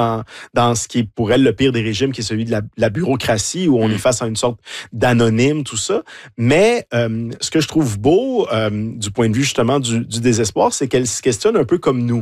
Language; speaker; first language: French; native; French